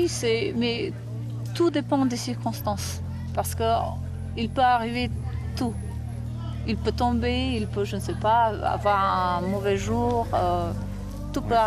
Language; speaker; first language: French; non-native, fluent; Slovenian